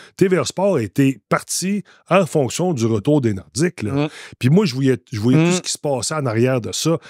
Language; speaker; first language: French; native; French